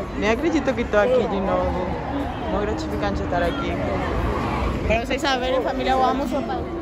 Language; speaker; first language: Portuguese; non-native, fluent; Spanish